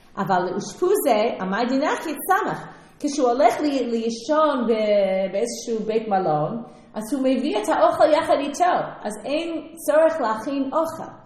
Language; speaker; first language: Hebrew; non-native, fluent; English